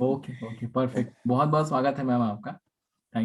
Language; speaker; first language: Hindi; native; Hindi